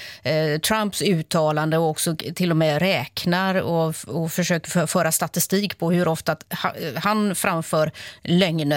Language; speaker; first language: Swedish; native; Swedish